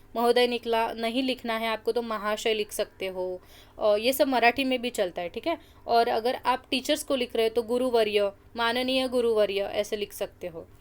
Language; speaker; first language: Hindi; non-native, local second language; Marathi